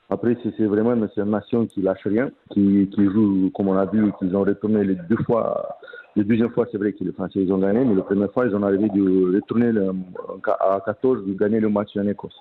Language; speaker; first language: French; non-native, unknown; Romanian